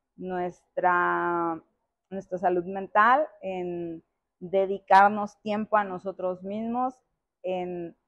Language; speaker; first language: Spanish; native; Spanish